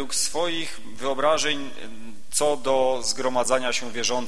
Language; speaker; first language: Polish; native; Polish